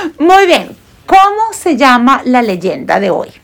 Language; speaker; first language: Spanish; non-native, fluent; English